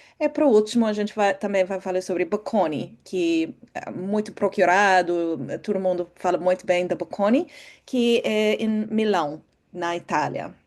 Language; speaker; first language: Portuguese; non-native, fluent; English